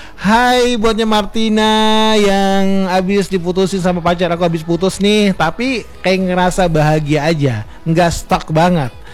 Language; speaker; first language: Indonesian; native; Indonesian